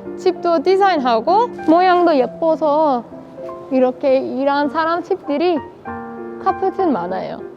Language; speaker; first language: Korean; non-native, fluent; Persian